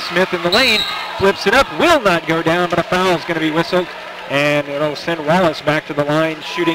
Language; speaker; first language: English; native; English